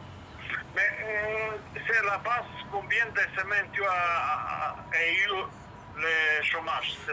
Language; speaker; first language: French; non-native, learner; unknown